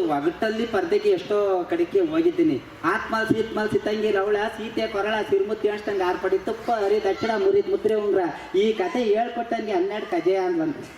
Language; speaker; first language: Kannada; native; Kannada